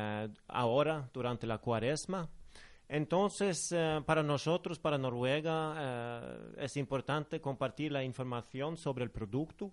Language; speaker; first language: Spanish; non-native, fluent; Norwegian